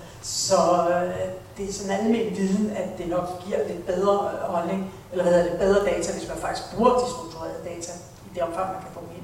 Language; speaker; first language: Danish; native; Danish